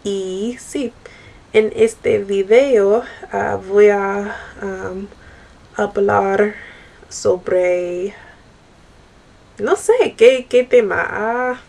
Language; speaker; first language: Spanish; non-native, learner; English